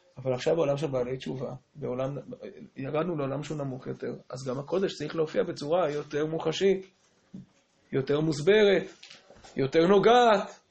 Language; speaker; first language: Hebrew; native; Hebrew